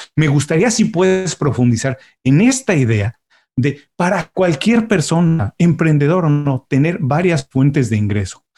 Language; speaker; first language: Spanish; native; Spanish